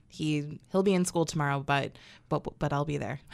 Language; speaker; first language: English; native; English